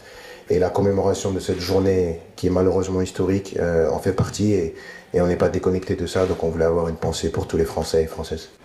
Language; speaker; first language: French; native; French